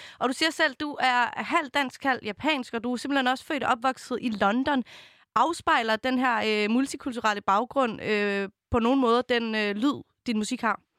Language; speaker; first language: Danish; native; Danish